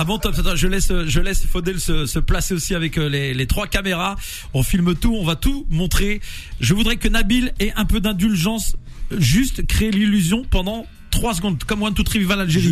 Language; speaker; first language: French; native; French